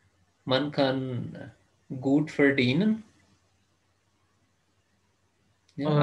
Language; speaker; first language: German; non-native, fluent; Urdu